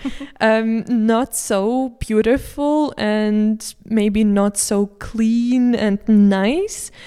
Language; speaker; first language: English; non-native, fluent; Russian